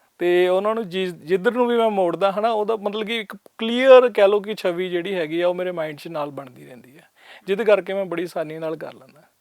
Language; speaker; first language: Punjabi; native; Punjabi